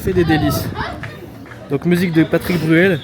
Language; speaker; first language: French; native; French